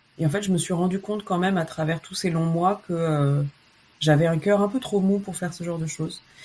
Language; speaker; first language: French; early bilingual, other home language; Chinese